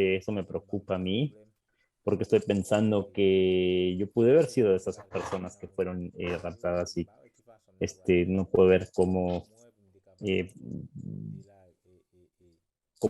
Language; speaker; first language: Spanish; non-native, fluent; English